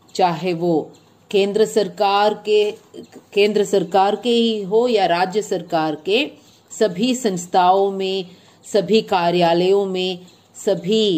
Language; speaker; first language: Hindi; non-native, local second language; Malayalam